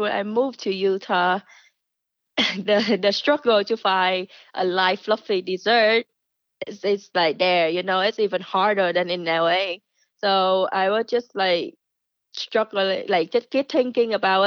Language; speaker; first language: English; non-native, fluent; Vietnamese